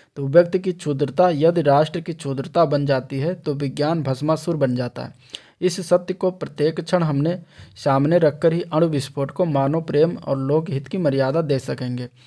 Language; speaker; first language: Hindi; native; Hindi